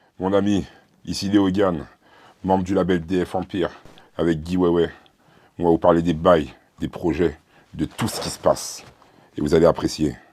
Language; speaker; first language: French; early bilingual, other home language; Haitian Creole